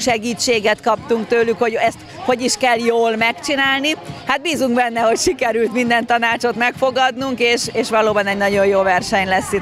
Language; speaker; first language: Hungarian; native; Hungarian